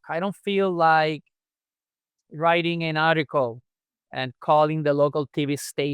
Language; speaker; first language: English; non-native, local second language; Spanish